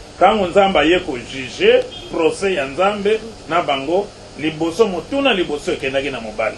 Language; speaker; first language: Lingala; native; Lingala